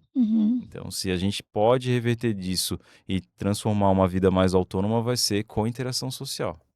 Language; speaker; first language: Portuguese; native; Portuguese